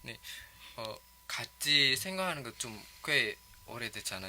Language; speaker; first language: Korean; non-native, fluent; Indonesian